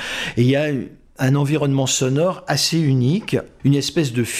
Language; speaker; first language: French; native; French